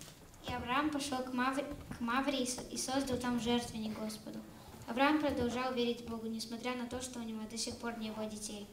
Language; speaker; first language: Russian; early bilingual, heritage; Russian